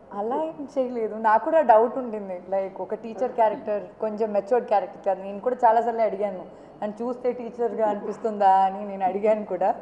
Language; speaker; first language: Telugu; non-native, fluent; Malayalam